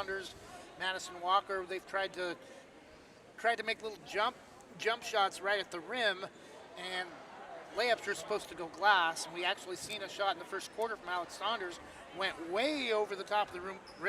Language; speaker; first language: English; native; English